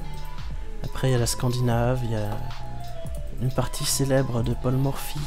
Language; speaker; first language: French; native; French